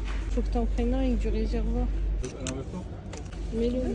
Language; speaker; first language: French; native; French